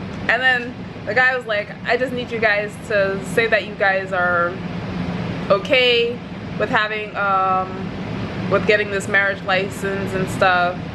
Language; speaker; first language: English; native; English